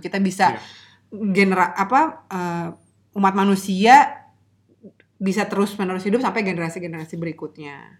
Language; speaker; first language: Indonesian; native; Indonesian